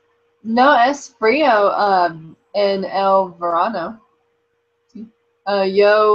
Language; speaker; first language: Spanish; non-native, learner; English